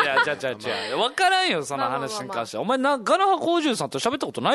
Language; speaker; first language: Japanese; native; Japanese